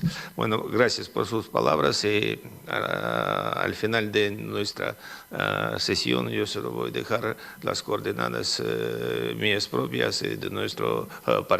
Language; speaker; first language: Spanish; non-native, fluent; Russian